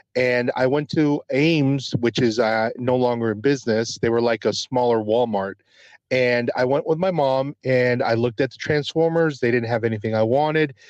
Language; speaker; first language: English; early bilingual, other home language; Spanish